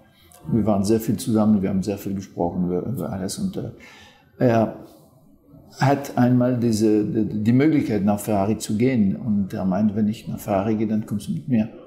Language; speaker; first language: German; non-native, fluent; French